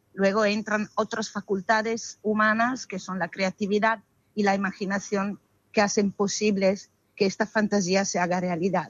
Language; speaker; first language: Spanish; non-native, fluent; Italian